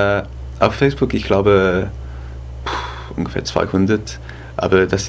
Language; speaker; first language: German; non-native, fluent; English